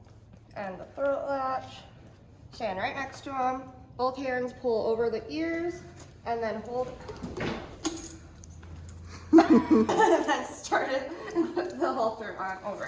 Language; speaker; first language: English; native; English